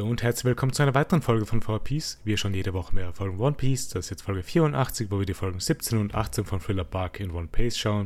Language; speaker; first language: German; native; German